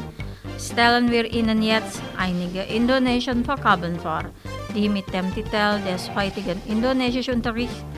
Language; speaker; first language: German; non-native, fluent; Indonesian